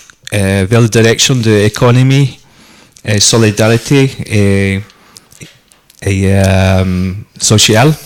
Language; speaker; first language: French; non-native, learner; English